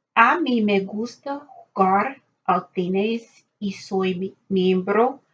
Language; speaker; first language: Spanish; non-native, learner; English